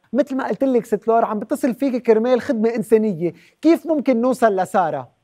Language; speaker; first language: Arabic; native; Arabic